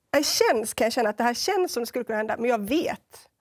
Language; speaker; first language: Swedish; native; Swedish